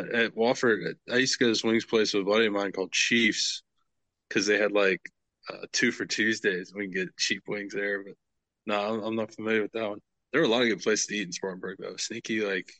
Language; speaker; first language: English; native; English